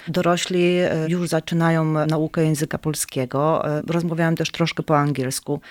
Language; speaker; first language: Polish; native; Polish